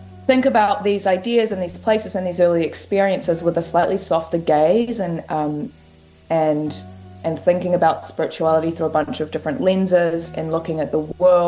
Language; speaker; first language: English; native; English